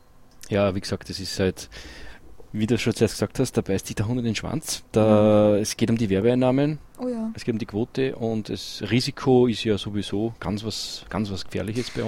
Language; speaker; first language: German; native; German